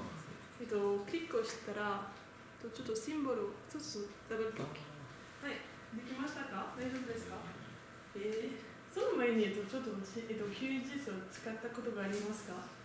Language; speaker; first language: Japanese; non-native, learner; French